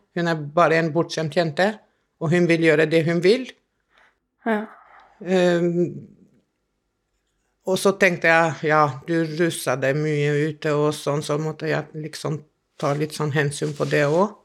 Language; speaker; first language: Norwegian; non-native, fluent; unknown